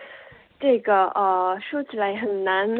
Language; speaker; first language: Chinese; non-native, learner; Korean